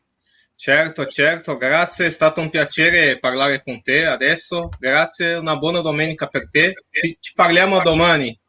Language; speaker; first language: Italian; non-native, fluent; Portuguese